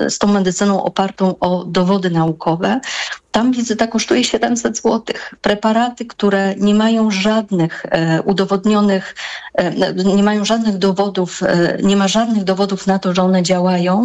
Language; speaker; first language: Polish; native; Polish